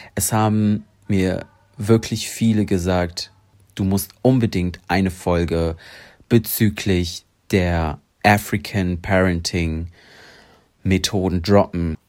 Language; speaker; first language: German; early bilingual, other home language; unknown